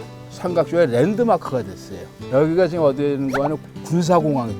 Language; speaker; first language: Korean; native; Korean